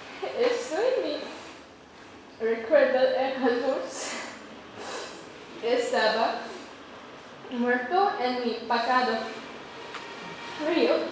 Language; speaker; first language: Spanish; non-native, learner; English